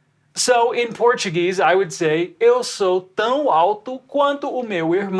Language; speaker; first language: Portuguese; non-native, fluent; English